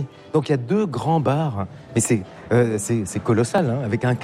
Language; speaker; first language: French; native; French